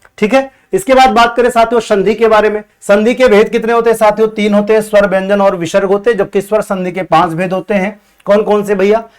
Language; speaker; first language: Hindi; native; Hindi